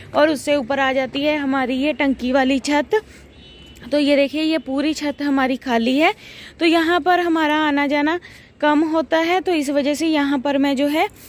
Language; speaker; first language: Hindi; non-native, local second language; Punjabi